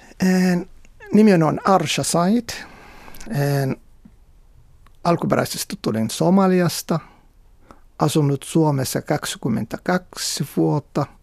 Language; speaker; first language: Finnish; non-native, fluent; Somali